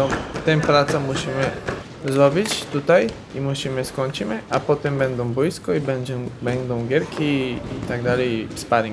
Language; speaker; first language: Polish; non-native, learner; Bulgarian